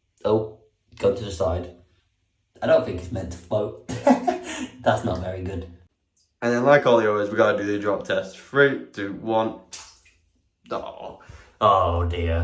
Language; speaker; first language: English; native; English